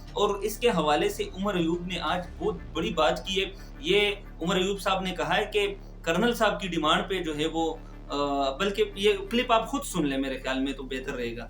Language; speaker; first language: Urdu; non-native, local second language; Pashto